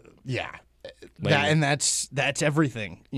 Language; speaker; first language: English; native; English